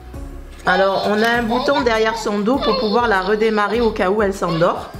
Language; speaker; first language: French; native; French